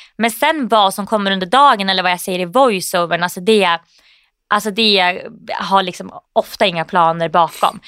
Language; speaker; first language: Swedish; native; Swedish